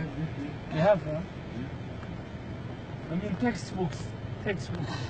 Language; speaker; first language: English; non-native, learner; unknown